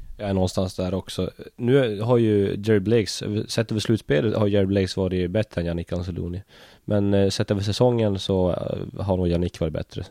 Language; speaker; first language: Swedish; native; Swedish